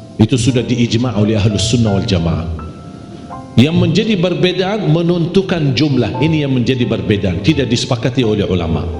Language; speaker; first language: Indonesian; non-native, fluent; Arabic